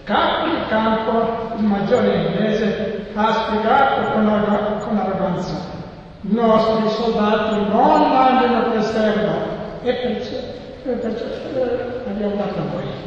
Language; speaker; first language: Italian; non-native, learner; Serbian